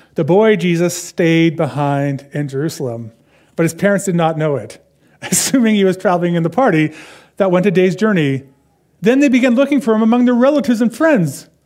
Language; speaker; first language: English; native; English